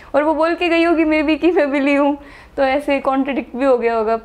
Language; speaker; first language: Hindi; native; Hindi